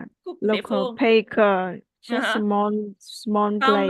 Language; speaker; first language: English; non-native, learner; Vietnamese